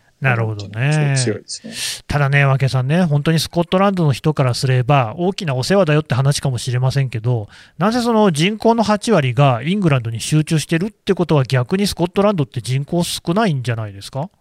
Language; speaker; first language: Japanese; native; Japanese